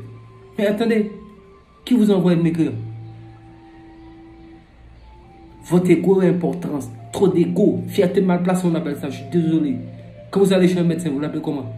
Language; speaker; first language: French; non-native, local second language; Fon